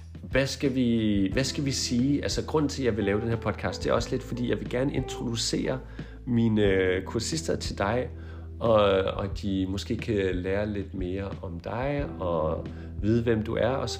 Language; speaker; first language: Danish; native; Danish